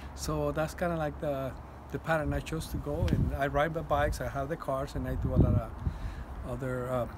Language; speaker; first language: English; non-native, fluent; Spanish